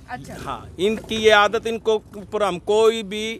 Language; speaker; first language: Hindi; native; Hindi